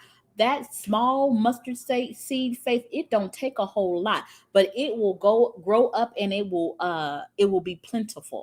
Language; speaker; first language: English; native; English